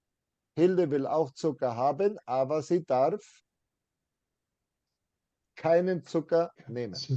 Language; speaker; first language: German; non-native, fluent; English